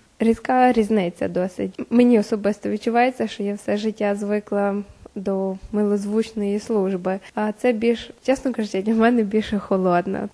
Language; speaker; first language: Ukrainian; native; Ukrainian